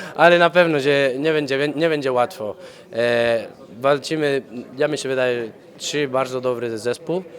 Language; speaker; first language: Polish; non-native, fluent; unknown